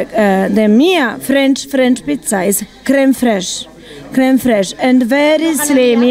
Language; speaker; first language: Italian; non-native, learner; Polish